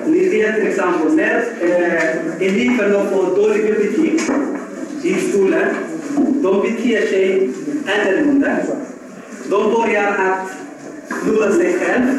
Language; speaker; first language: Swedish; non-native, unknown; Somali